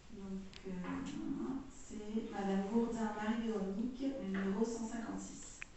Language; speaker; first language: French; native; French